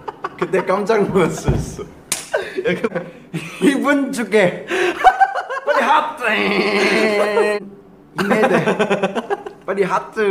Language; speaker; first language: Korean; non-native, learner; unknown